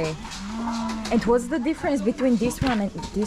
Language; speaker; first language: English; non-native, fluent; Bulgarian